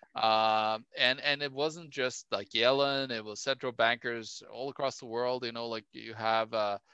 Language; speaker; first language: English; non-native, fluent; Norwegian